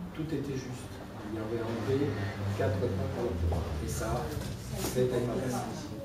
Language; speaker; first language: French; native; French